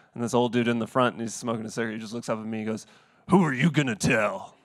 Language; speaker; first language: English; native; English